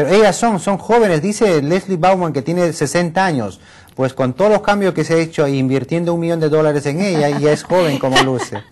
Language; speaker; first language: Spanish; native; Spanish